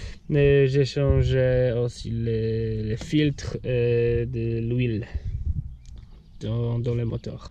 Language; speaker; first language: French; non-native, fluent; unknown